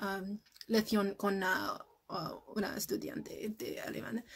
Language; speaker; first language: Spanish; non-native, learner; English